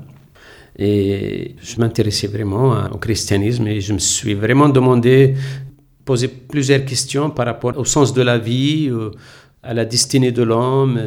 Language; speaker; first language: French; non-native, local second language; Arabic